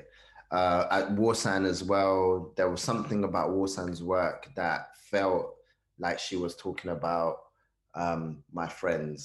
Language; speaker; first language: English; early bilingual, other home language; Hausa